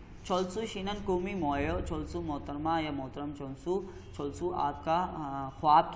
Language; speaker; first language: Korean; non-native, learner; Urdu